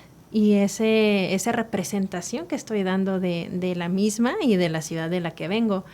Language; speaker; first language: Spanish; native; Spanish